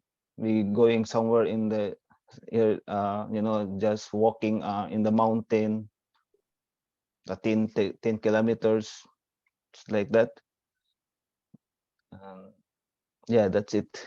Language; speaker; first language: English; non-native, learner; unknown